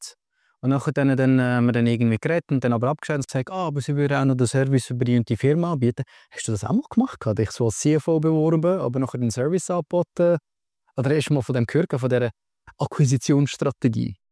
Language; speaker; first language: German; native; German